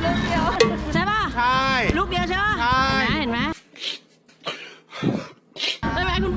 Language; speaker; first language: Thai; native; Thai